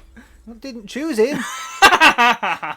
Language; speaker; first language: English; native; English